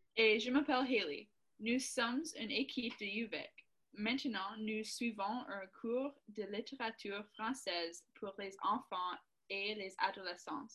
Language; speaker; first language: French; non-native, learner; English